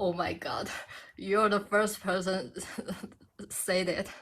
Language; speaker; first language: English; non-native, learner; Chinese